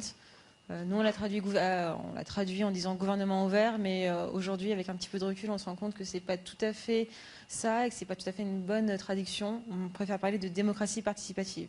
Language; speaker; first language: French; native; French